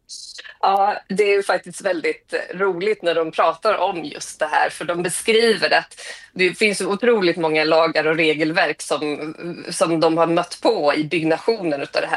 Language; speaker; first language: Swedish; native; Swedish